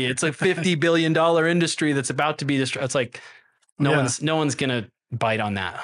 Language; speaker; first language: English; native; English